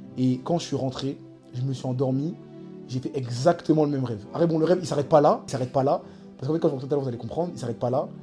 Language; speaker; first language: French; early bilingual, other home language; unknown